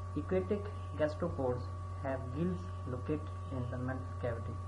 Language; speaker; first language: English; non-native, local second language; Urdu